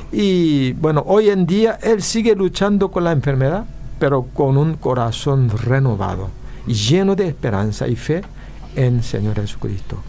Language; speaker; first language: Spanish; non-native, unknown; Korean